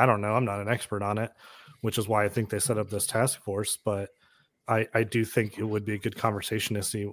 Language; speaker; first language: English; native; English